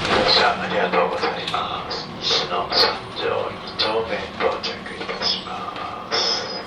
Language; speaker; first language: Japanese; native; Japanese